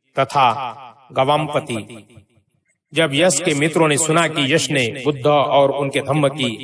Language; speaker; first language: Hindi; non-native, local second language; Marathi